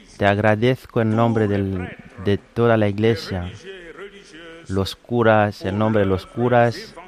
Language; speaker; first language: Spanish; non-native, fluent; French